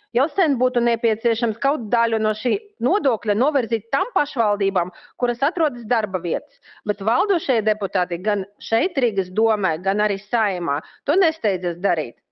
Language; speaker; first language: Latvian; non-native, local second language; Russian